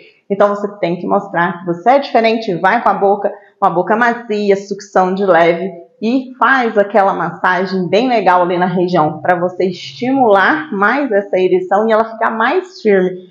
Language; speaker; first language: Portuguese; native; Portuguese